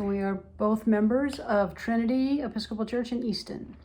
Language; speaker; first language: English; native; English